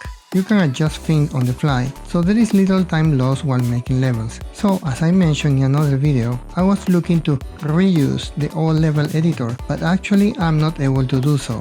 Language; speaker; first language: English; non-native, fluent; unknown